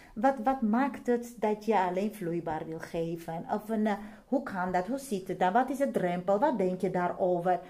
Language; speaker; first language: Dutch; non-native, fluent; Armenian